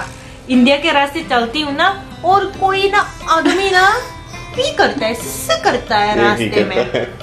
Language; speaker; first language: Hindi; non-native, fluent; Japanese